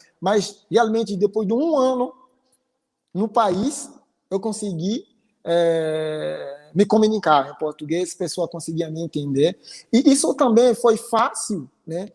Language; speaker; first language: Portuguese; non-native, fluent; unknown